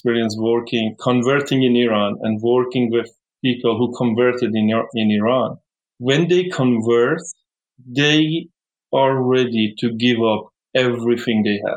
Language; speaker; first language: English; non-native, fluent; Persian